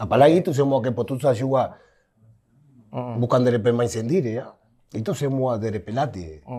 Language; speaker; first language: Indonesian; non-native, fluent; Spanish